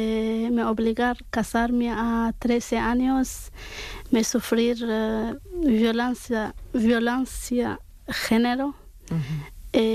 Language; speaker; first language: Spanish; non-native, learner; Arabic